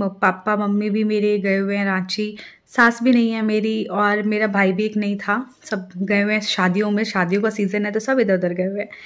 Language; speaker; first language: Hindi; native; Hindi